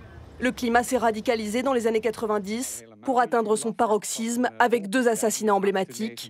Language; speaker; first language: French; native; French